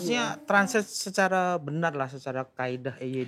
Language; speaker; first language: Indonesian; native; Indonesian